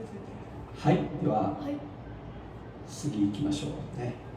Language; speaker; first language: Japanese; native; Japanese